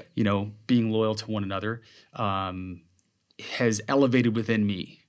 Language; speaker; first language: English; native; English